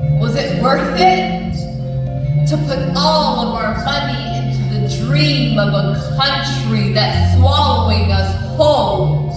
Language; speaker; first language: English; early bilingual, other home language; Punjabi